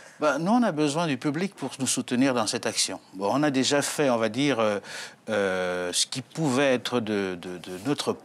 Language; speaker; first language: French; native; French